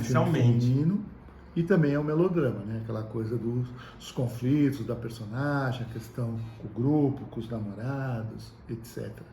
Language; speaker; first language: Portuguese; native; Portuguese